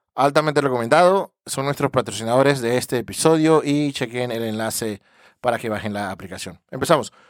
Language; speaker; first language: Spanish; early bilingual, heritage; Spanish